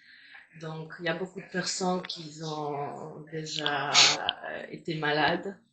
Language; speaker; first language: French; non-native, fluent; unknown